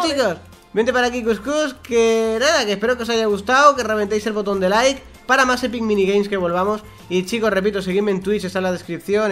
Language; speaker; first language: Spanish; native; Spanish